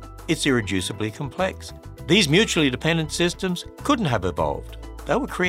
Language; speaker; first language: English; native; English